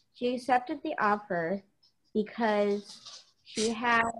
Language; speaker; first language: English; native; English